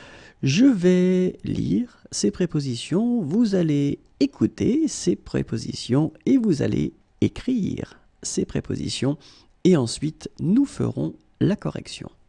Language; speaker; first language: French; native; French